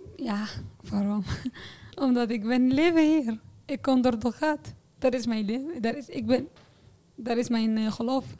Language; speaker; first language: Dutch; non-native, fluent; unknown